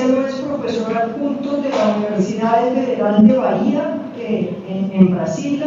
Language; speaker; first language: Spanish; native; Spanish